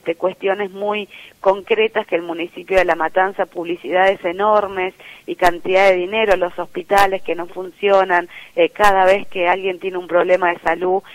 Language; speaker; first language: Spanish; native; Spanish